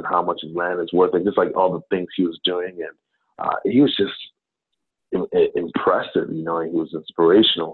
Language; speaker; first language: English; non-native, local second language; Akan